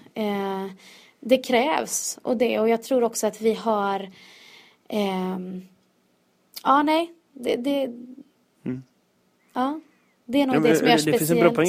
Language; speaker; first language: Swedish; native; Swedish